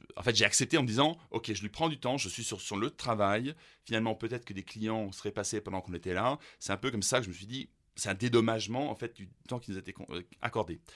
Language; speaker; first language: French; early bilingual, other home language; German